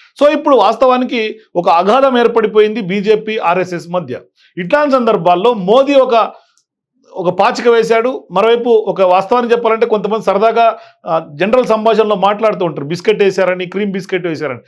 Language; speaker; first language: Telugu; native; Telugu